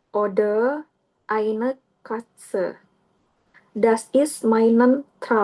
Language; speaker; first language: German; non-native, learner; Indonesian